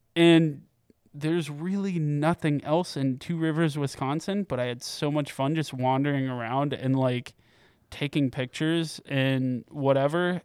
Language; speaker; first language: English; native; English